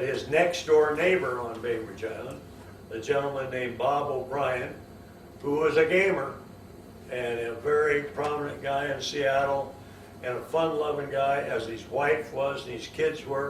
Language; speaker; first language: English; native; English